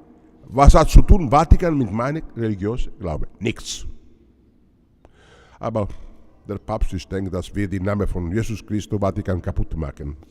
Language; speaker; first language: German; non-native, learner; Italian